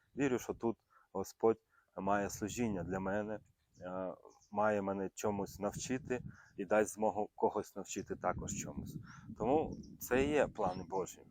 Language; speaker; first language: Ukrainian; native; Ukrainian